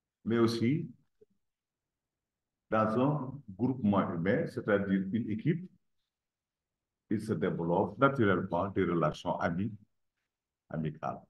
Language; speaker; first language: French; non-native, local second language; Wolof